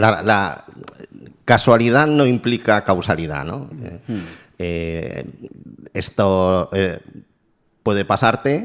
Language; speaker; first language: Spanish; native; Spanish